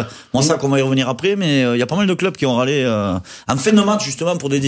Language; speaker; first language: French; native; French